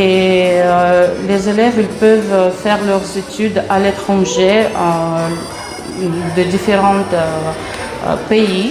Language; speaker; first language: French; non-native, fluent; Russian